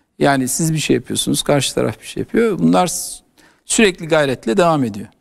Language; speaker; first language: Turkish; native; Turkish